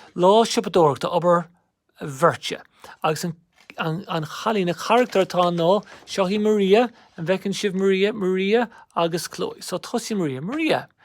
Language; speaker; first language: Irish; native; Irish